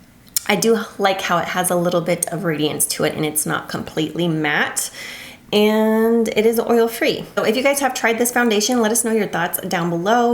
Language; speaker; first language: English; native; English